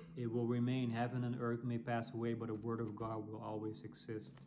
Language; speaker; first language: English; non-native, fluent; Dutch